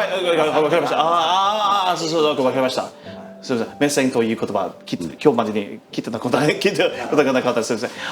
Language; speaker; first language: Japanese; non-native, learner; English